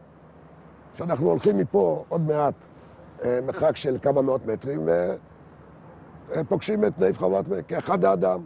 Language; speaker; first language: Hebrew; native; Hebrew